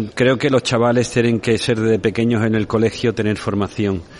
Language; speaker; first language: Spanish; native; Spanish